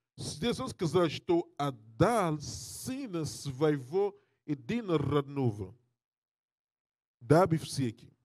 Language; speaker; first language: Russian; non-native, learner; English